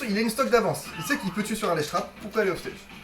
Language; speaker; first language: French; native; French